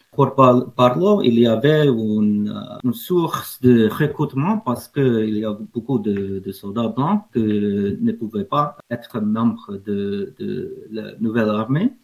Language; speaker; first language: French; non-native, learner; English